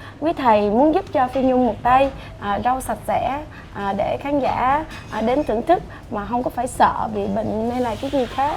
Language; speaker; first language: Vietnamese; native; Vietnamese